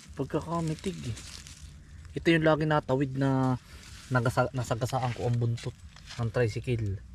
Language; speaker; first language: Filipino; native; Filipino